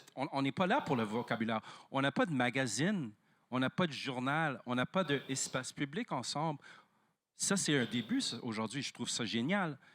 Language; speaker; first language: French; non-native, fluent; English